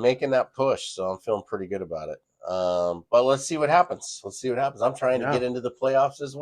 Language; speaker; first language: English; native; English